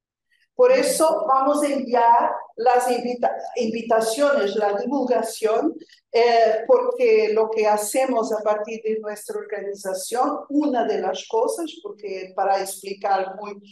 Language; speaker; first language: Spanish; non-native, fluent; Portuguese